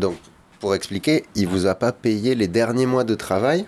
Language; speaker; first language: French; native; French